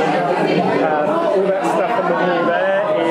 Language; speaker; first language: English; native; English